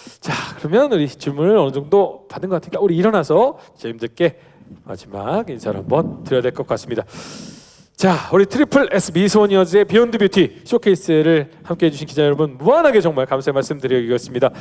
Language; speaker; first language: Korean; native; Korean